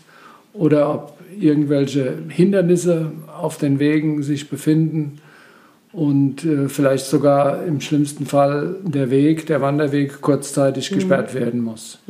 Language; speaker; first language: German; native; German